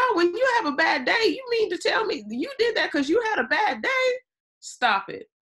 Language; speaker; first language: English; native; English